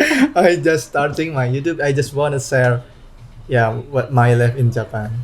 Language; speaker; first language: English; non-native, learner; Indonesian